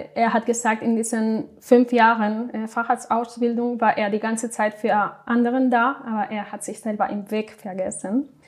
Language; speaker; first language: German; non-native, fluent; Spanish